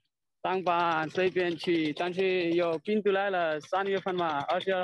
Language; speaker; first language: Chinese; non-native, learner; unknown